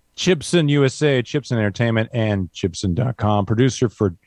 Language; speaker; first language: English; native; English